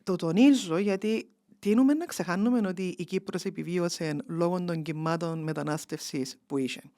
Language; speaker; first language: Greek; early bilingual, heritage; Greek